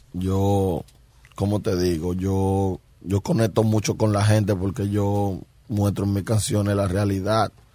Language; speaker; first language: Spanish; native; Spanish